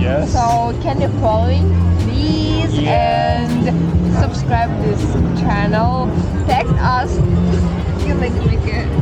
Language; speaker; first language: English; non-native, learner; Russian